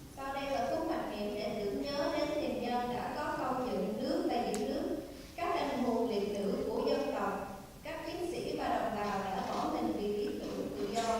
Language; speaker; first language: Vietnamese; early bilingual, heritage; Vietnamese